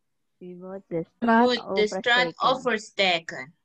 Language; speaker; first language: Dutch; non-native, learner; Indonesian